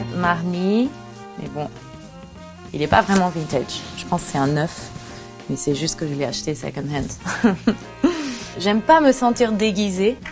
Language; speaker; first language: French; non-native, fluent; Portuguese